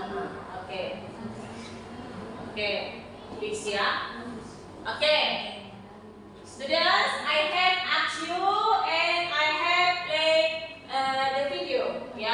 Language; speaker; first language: English; non-native, learner; Indonesian